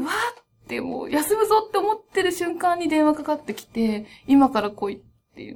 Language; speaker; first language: Japanese; native; Japanese